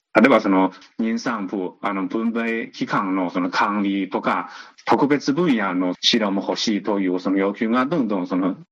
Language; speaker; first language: Japanese; non-native, fluent; Chinese